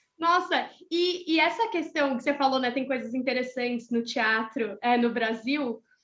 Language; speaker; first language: Portuguese; native; Portuguese